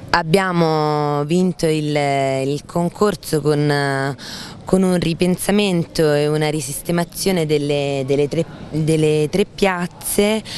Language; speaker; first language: Italian; native; Italian